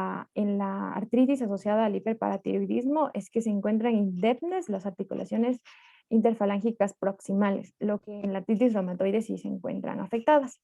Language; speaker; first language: Spanish; native; Spanish